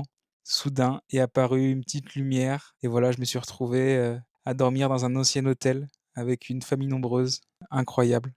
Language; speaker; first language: French; native; French